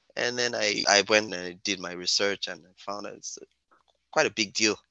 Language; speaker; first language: English; non-native, local second language; Yoruba